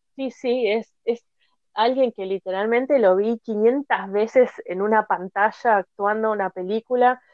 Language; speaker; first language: Spanish; native; Spanish